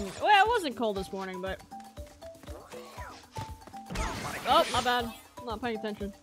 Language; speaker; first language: English; native; English